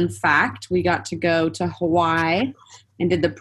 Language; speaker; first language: English; native; English